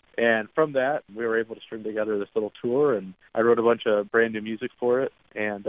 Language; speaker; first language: English; native; English